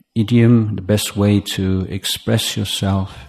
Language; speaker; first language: English; native; English